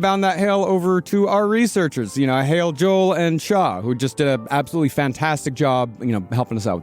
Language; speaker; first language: English; native; English